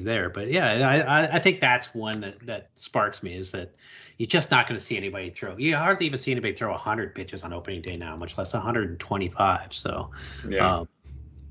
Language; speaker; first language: English; native; English